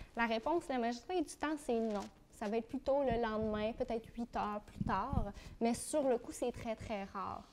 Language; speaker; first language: French; native; French